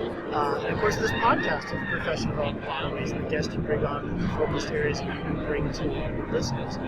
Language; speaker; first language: English; native; English